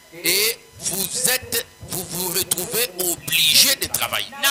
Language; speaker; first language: French; non-native, local second language; Swahili